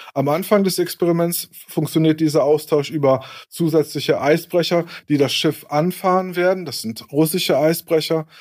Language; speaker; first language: German; native; German